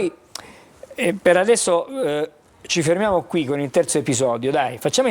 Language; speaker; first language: Italian; native; Italian